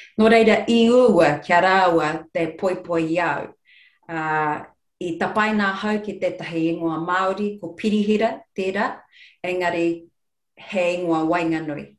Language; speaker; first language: Māori; non-native, local second language; English